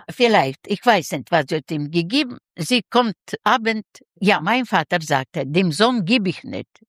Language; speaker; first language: German; non-native, learner; Russian